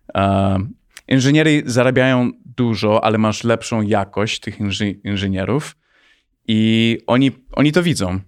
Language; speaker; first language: Polish; early bilingual, heritage; Polish